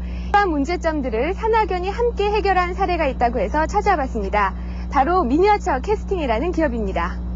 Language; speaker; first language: Korean; native; Korean